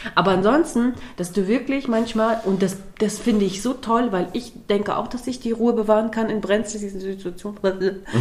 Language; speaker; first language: German; early bilingual, other home language; Russian